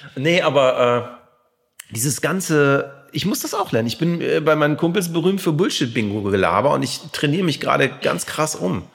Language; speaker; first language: German; native; German